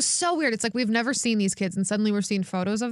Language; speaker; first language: English; native; English